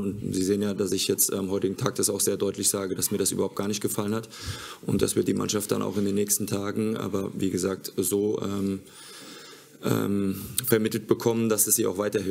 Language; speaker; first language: German; native; German